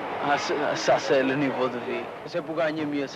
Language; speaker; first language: French; non-native, fluent; Portuguese